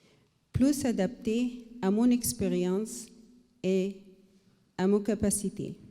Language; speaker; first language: French; non-native, learner; Arabic